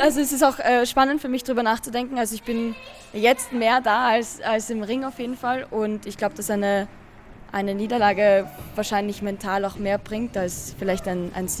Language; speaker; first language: German; native; German